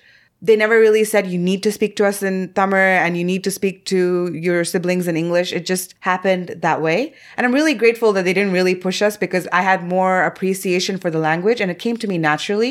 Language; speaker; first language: English; non-native, local second language; Tamil